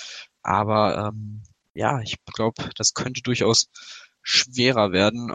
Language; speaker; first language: German; native; German